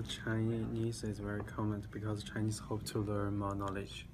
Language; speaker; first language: English; non-native, learner; Chinese